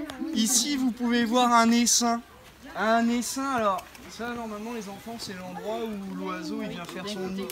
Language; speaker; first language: French; native; French